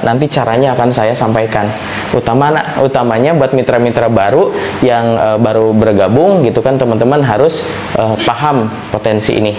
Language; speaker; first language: Indonesian; non-native, local second language; Sundanese